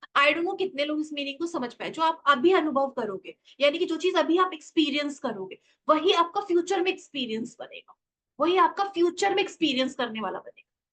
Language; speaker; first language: Hindi; native; Hindi